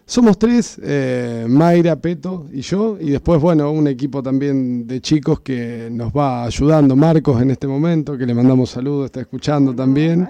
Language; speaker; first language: Spanish; native; Spanish